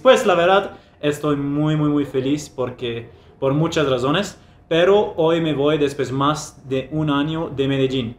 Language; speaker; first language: Spanish; non-native, fluent; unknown